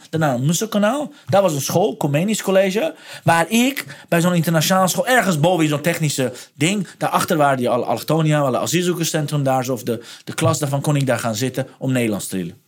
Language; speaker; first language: Dutch; non-native, fluent; Persian